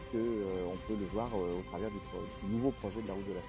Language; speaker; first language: French; native; French